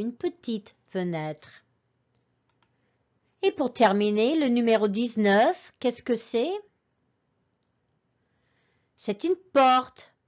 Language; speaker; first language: French; non-native, fluent; English